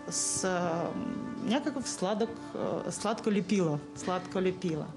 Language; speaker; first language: Bulgarian; non-native, learner; Russian